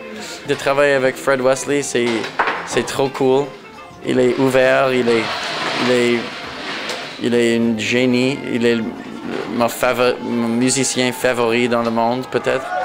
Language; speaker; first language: French; non-native, local second language; English